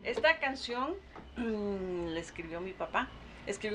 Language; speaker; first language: Spanish; early bilingual, heritage; Spanish